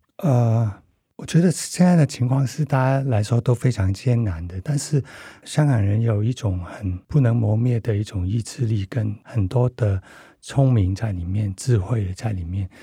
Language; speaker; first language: Chinese; non-native, local second language; Cantonese